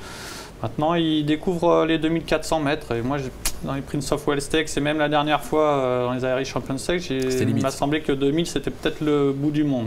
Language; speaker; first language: French; native; French